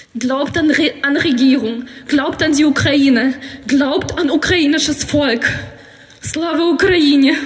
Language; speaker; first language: German; non-native, fluent; Ukrainian